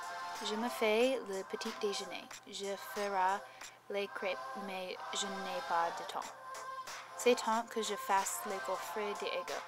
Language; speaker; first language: French; non-native, learner; English